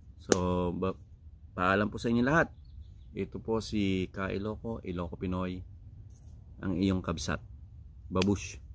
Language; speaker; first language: Filipino; non-native, local second language; Iloko